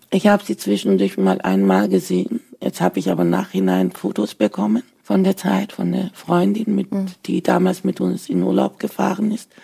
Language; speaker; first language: German; early bilingual, other home language; Turkish